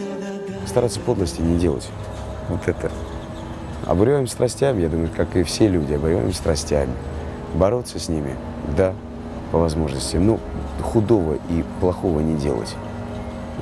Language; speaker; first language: Russian; native; Russian